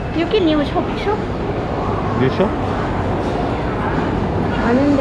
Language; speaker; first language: Korean; non-native, learner; Thai